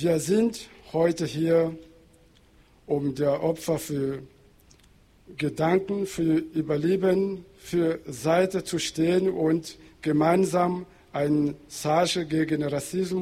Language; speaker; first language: German; non-native, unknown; Portuguese